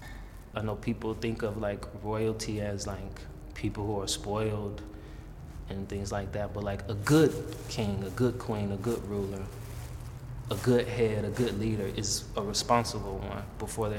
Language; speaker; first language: English; native; English